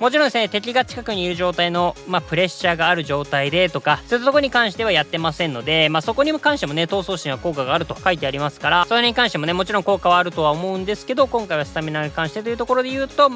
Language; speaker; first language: Japanese; native; Japanese